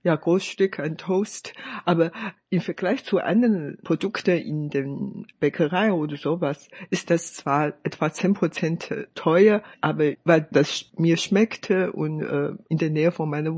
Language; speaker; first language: German; non-native, fluent; Chinese